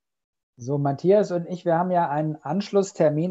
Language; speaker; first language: German; native; German